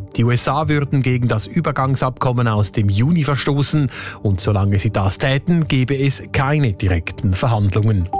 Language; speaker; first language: German; native; German